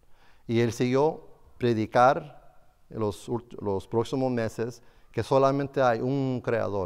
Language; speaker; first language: Spanish; non-native, fluent; English